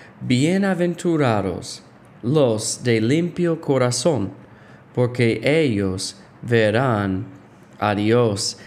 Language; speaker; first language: Spanish; non-native, fluent; English